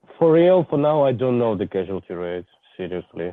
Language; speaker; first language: English; non-native, learner; Ukrainian